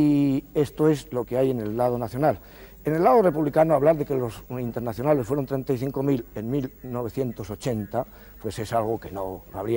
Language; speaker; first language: Spanish; native; Spanish